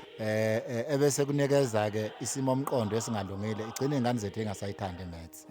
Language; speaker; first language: Zulu; native; Zulu